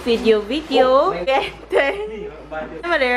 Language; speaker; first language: Filipino; early bilingual, heritage; Filipino